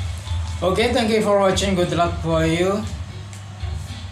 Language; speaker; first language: English; non-native, learner; Indonesian